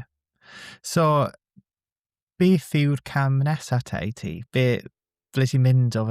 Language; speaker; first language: Welsh; native; Welsh